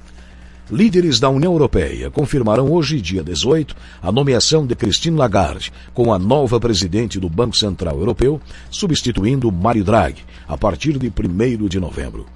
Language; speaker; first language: Portuguese; native; Portuguese